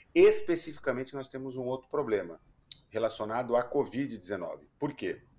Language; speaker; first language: Portuguese; native; Portuguese